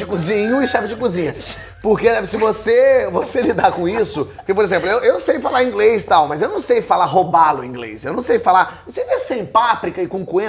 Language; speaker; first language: Portuguese; native; Portuguese